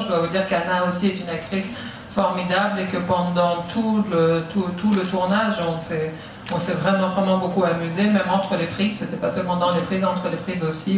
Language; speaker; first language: French; native; French